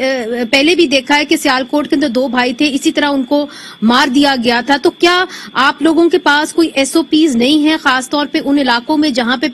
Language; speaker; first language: Urdu; native; Urdu